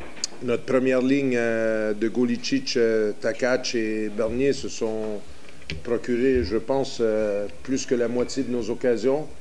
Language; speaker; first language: French; native; French